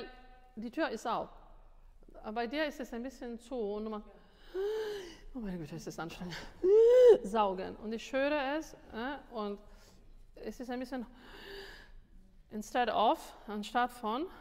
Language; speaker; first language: German; non-native, fluent; Italian